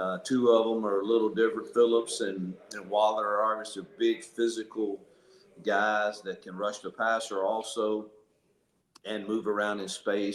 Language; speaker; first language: English; native; English